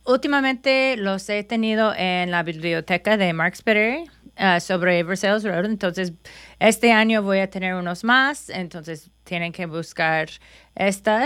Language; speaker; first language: Spanish; non-native, fluent; English